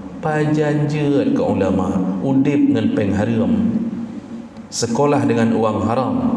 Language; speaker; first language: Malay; non-native, local second language; Achinese